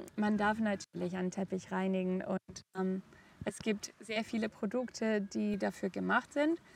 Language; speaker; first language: German; non-native, fluent; Spanish